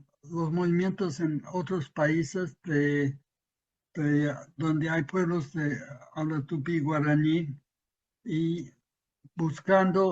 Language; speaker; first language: Spanish; non-native, fluent; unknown